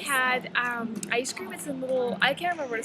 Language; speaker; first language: English; native; English